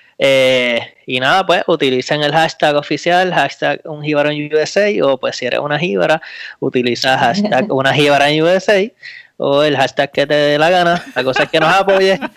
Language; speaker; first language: Spanish; native; Spanish